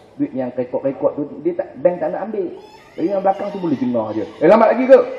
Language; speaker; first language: Malay; native; Malay